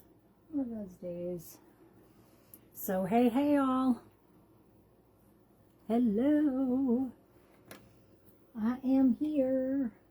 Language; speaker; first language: English; native; English